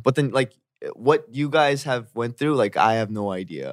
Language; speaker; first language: English; early bilingual, other home language; Korean